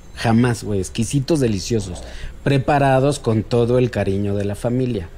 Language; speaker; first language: Spanish; native; Spanish